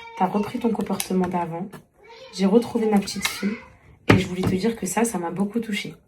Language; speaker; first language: French; non-native, local second language; Arabic